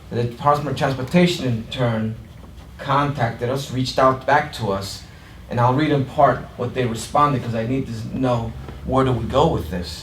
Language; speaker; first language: English; non-native, fluent; Italian